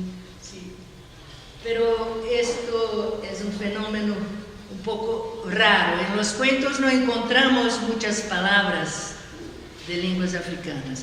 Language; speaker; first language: Spanish; non-native, learner; Portuguese